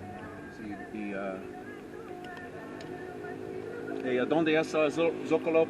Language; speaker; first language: Spanish; non-native, learner; English